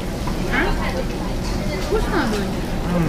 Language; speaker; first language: Russian; native; Russian